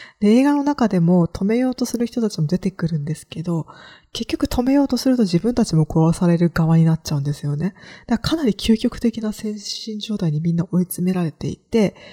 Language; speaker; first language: Japanese; native; Japanese